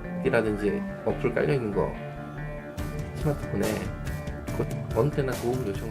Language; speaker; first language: Korean; native; Korean